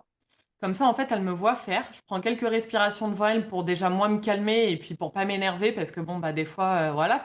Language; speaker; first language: French; native; French